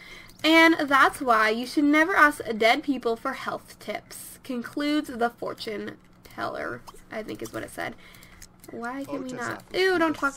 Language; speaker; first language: English; native; English